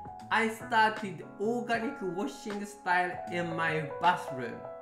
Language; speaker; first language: English; non-native, learner; Japanese